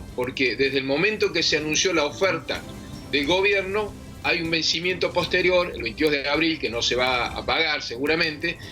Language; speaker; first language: Spanish; native; Spanish